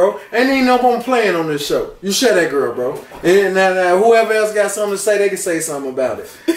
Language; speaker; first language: English; native; English